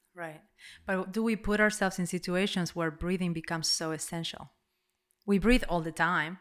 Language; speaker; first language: English; non-native, fluent; Spanish